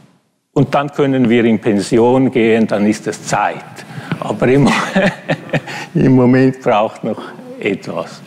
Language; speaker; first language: German; non-native, fluent; Italian